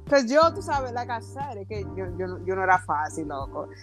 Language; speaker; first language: Spanish; early bilingual, heritage; Spanish